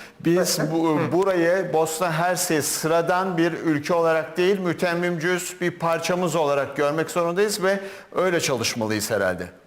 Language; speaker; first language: Turkish; native; Turkish